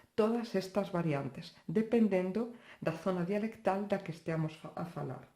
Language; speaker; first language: Galician; non-native, local second language; Spanish